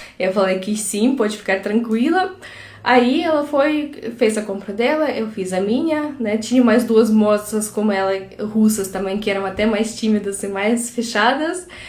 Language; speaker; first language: Portuguese; non-native, fluent; Russian